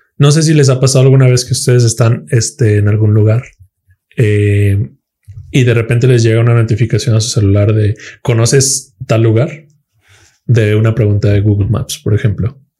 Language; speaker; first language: Spanish; native; Spanish